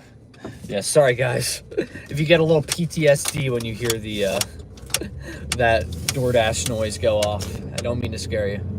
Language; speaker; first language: English; native; English